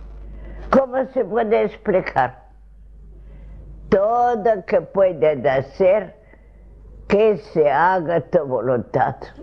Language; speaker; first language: Spanish; non-native, fluent; Russian